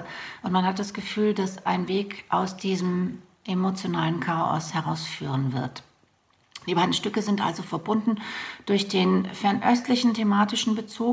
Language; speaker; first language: German; native; German